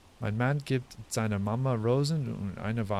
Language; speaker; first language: German; non-native, learner; English